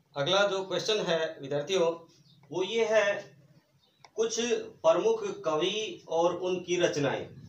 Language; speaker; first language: Hindi; native; Hindi